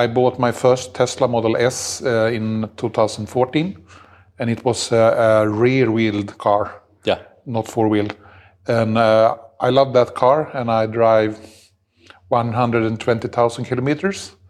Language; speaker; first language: English; non-native, fluent; Swedish